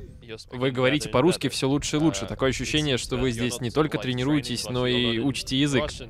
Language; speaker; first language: Russian; native; Russian